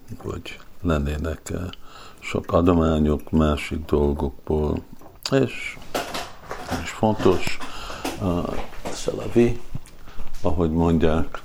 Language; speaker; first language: Hungarian; early bilingual, heritage; Hungarian